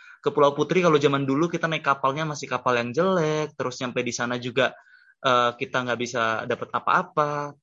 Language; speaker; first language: Indonesian; native; Indonesian